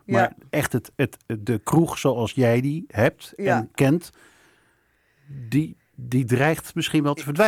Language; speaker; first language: Dutch; native; Dutch